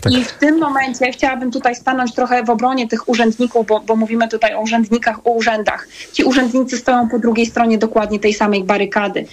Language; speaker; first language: Polish; native; Polish